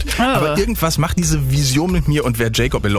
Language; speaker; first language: German; native; German